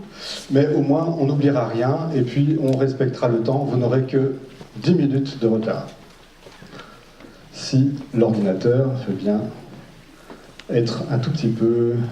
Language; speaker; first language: French; native; French